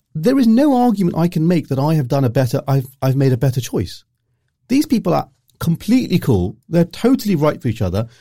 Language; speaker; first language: English; early bilingual, other home language; Urdu